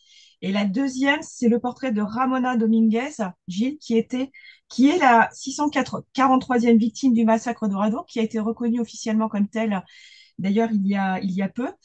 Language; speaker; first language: French; native; French